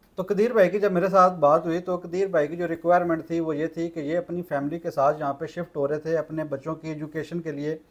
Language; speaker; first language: Urdu; non-native, local second language; Punjabi